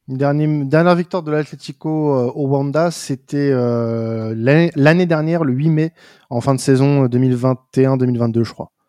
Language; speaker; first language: French; native; French